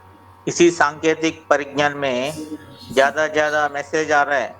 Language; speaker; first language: Hindi; non-native, local second language; Telugu